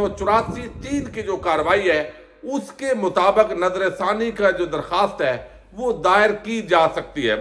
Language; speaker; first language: Urdu; native; Urdu